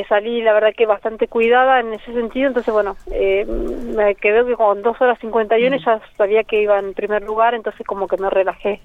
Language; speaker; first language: Spanish; native; Spanish